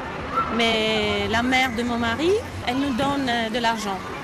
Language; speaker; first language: French; non-native, fluent; Greek